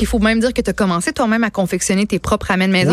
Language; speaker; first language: French; native; French